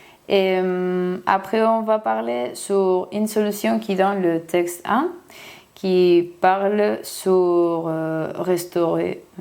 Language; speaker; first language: French; non-native, learner; Spanish